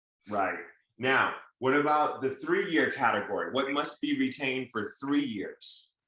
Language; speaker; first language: English; native; English